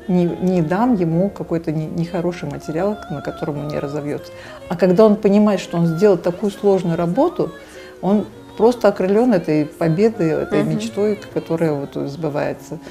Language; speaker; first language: Russian; native; Russian